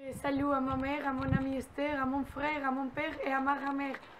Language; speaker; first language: French; non-native, learner; Spanish